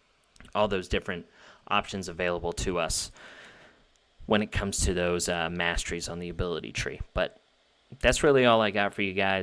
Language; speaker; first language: English; native; English